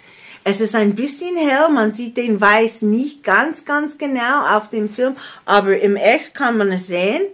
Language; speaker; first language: German; non-native, fluent; English